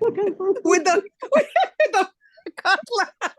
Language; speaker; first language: English; native; English